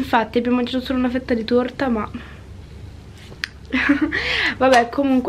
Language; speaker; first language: Italian; native; Italian